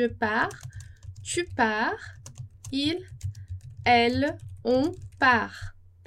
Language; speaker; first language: French; non-native, fluent; Portuguese